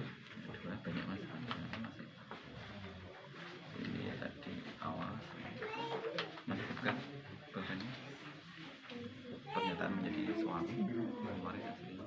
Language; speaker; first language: Indonesian; native; Indonesian